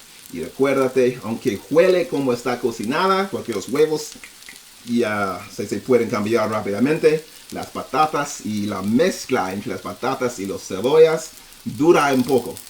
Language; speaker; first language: Spanish; non-native, learner; English